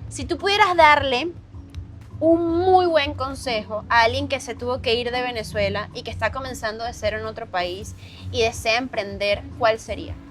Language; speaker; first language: Spanish; native; Spanish